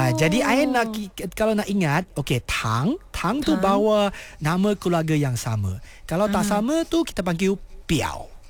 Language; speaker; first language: Malay; non-native, local second language; Chinese